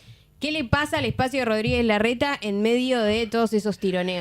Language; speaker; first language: Spanish; native; Spanish